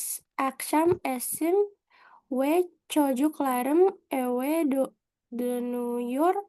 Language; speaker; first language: Turkish; non-native, learner; Indonesian